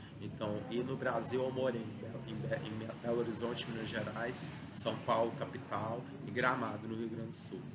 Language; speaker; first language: Portuguese; early bilingual, other home language; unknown